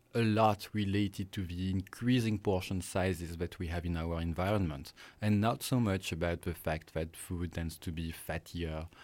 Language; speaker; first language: English; non-native, fluent; French